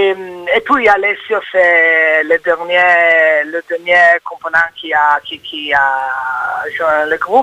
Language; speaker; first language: French; non-native, learner; Italian